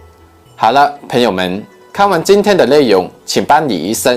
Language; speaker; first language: Chinese; native; Chinese